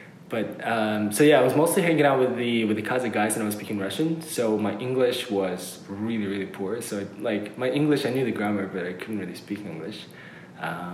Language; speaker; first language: English; early bilingual, other home language; Uzbek